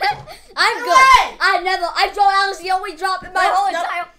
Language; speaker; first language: English; native; English